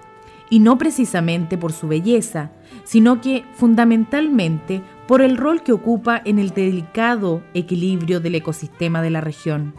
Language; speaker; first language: Spanish; native; Spanish